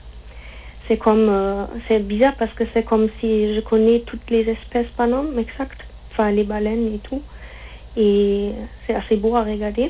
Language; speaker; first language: French; non-native, fluent; German